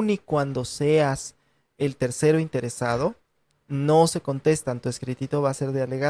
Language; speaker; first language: Spanish; native; Spanish